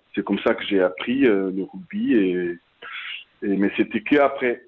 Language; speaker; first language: French; non-native, fluent; Portuguese